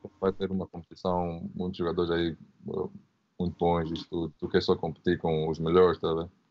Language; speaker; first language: Portuguese; early bilingual, heritage; Portuguese